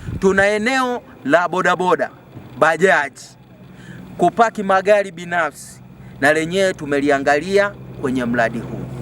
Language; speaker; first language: Swahili; native; Swahili